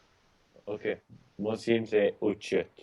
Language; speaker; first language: Czech; non-native, learner; English